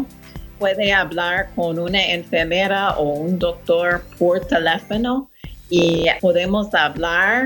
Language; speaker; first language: Spanish; non-native, fluent; English